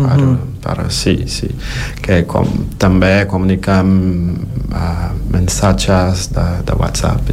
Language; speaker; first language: Catalan; non-native, local second language; Spanish